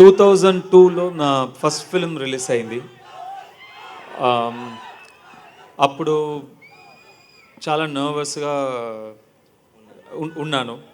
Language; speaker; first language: Telugu; non-native, learner; Tamil